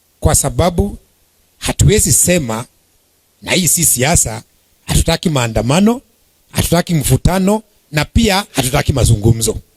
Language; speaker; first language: Swahili; non-native, local second language; Kikuyu